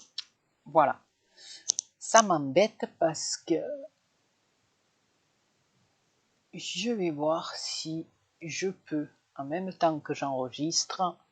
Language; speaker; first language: French; native; French